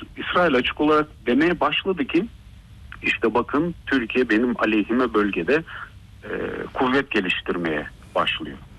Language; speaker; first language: Turkish; early bilingual, heritage; Turkish